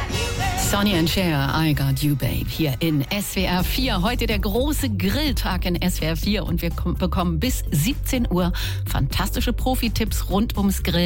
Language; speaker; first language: German; native; German